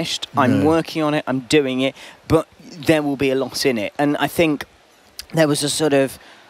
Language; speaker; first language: English; native; English